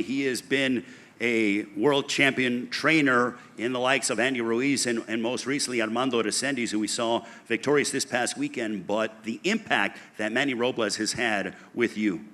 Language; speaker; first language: English; native; English